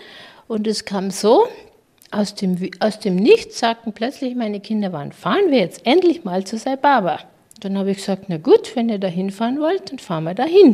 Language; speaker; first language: German; native; German